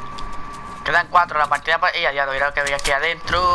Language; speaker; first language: Spanish; native; Spanish